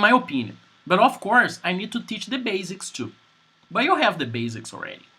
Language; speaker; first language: English; non-native, fluent; Portuguese